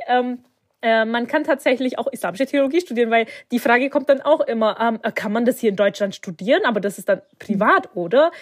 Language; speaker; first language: German; early bilingual, other home language; Turkish